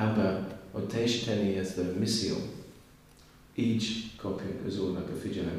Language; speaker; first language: Hungarian; non-native, learner; English